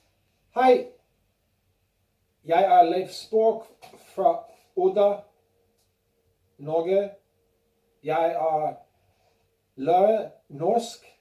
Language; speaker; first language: Norwegian; non-native, learner; English